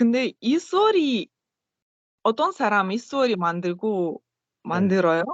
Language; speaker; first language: Korean; non-native, learner; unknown